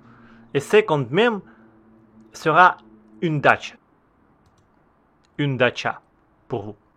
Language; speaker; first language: French; non-native, learner; Russian